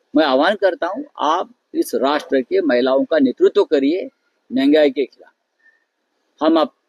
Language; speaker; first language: Hindi; non-native, local second language; Marathi